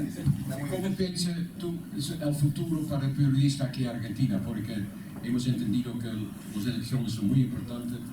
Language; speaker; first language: Spanish; non-native, learner; Dutch